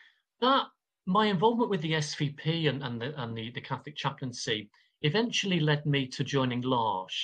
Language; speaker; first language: English; native; English